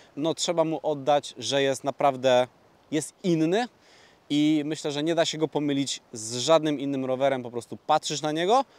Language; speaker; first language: Polish; native; Polish